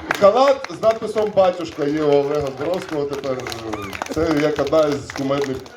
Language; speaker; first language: Ukrainian; non-native, local second language; Russian